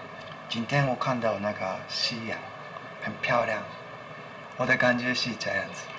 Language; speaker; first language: Chinese; non-native, learner; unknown